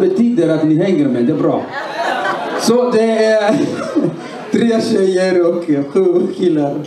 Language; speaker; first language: Swedish; non-native, fluent; Swahili